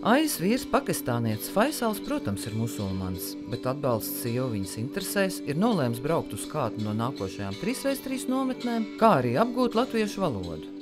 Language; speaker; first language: Latvian; native; Latvian